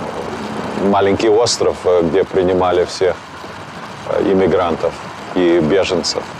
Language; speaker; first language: Russian; early bilingual, heritage; Russian